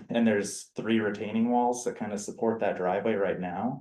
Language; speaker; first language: English; native; English